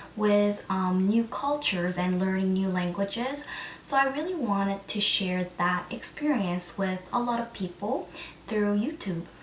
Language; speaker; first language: English; early bilingual, other home language; Korean